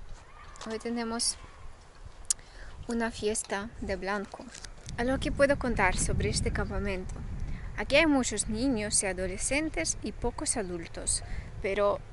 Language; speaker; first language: Spanish; non-native, fluent; Russian